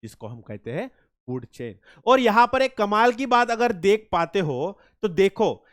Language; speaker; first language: Hindi; non-native, local second language; Marathi